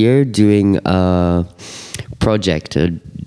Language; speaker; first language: English; native; English